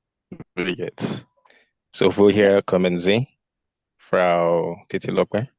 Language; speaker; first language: German; non-native, learner; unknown